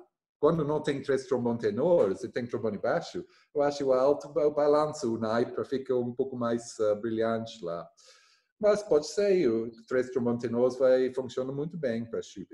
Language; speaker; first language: Portuguese; non-native, learner; English